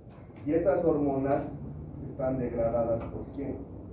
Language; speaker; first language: Spanish; native; Spanish